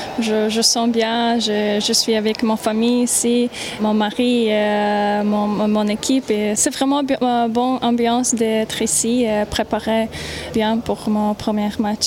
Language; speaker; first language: French; non-native, learner; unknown